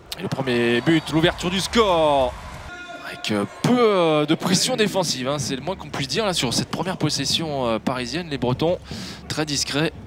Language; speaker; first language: French; native; French